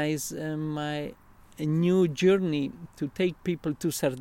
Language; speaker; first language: English; non-native, learner; Italian